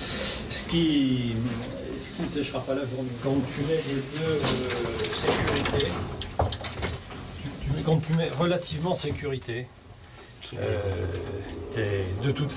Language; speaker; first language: French; native; French